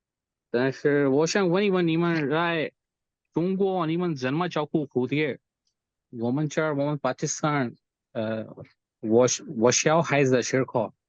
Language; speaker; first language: Chinese; non-native, learner; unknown